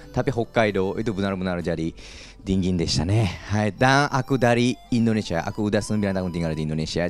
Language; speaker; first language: Indonesian; non-native, fluent; Japanese